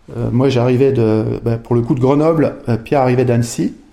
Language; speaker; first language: French; native; French